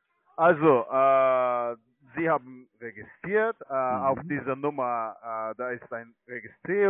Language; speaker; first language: German; non-native, learner; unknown